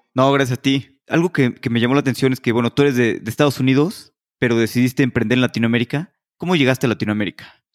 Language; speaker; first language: Spanish; native; Spanish